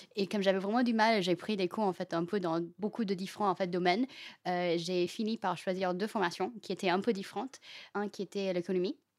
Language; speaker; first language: French; non-native, fluent; Chinese